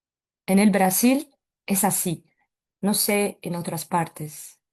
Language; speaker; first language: Spanish; non-native, fluent; Portuguese